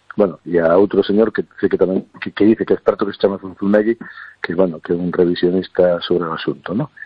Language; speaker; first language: Galician; non-native, local second language; Spanish